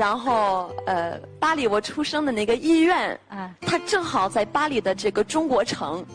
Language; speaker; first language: Chinese; non-native, fluent; French